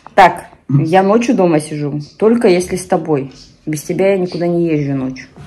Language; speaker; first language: Russian; native; Russian